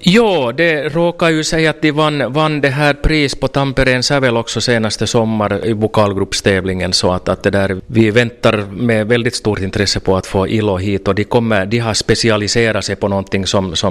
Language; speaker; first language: Swedish; native; Swedish